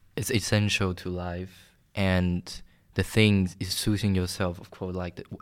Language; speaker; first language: English; non-native, fluent; Chinese